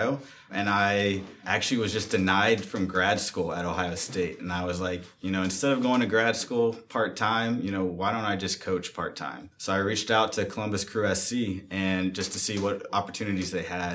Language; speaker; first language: English; native; English